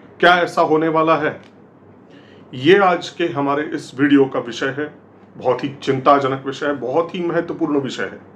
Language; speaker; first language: Hindi; non-native, local second language; Marathi